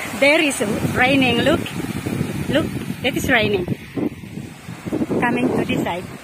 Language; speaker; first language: English; non-native, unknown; Indonesian